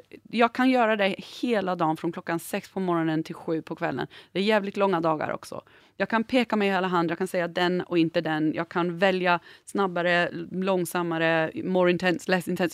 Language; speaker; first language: Swedish; non-native, fluent; English